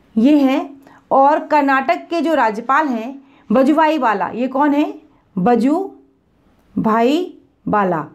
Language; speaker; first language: Hindi; native; Hindi